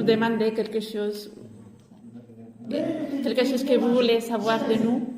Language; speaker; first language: French; non-native, fluent; Spanish